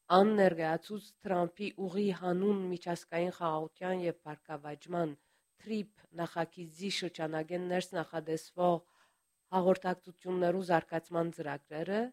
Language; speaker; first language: Armenian; early bilingual, heritage; Armenian